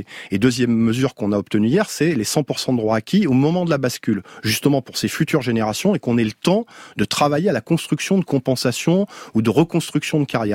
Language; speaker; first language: French; native; French